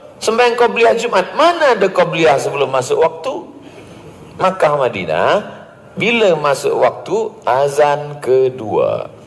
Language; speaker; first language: Malay; native; Malay